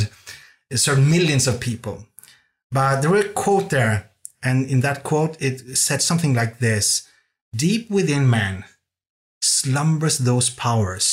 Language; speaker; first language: English; non-native, fluent; Norwegian